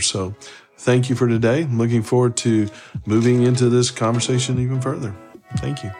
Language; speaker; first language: English; native; English